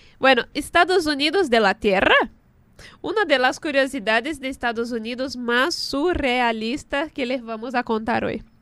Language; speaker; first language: Spanish; non-native, fluent; Portuguese